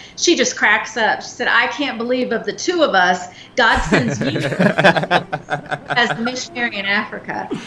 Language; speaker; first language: English; native; English